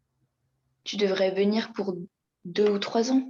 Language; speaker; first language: French; native; French